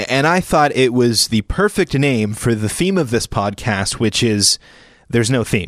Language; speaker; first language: English; native; English